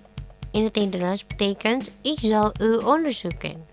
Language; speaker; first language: Dutch; non-native, learner; Indonesian